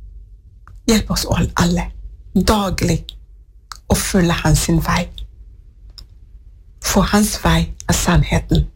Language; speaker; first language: Swedish; non-native, learner; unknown